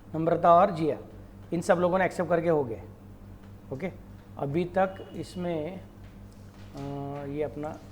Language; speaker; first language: Hindi; non-native, local second language; Marathi